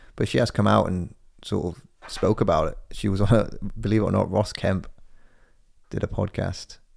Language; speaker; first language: English; native; English